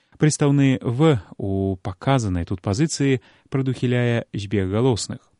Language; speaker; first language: Belarusian; native; Belarusian